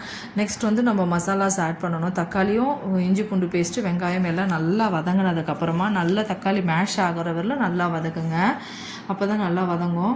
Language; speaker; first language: Tamil; native; Tamil